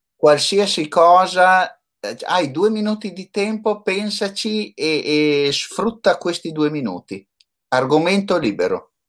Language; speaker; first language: Italian; native; Italian